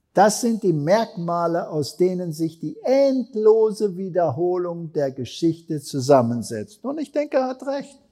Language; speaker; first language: German; non-native, fluent; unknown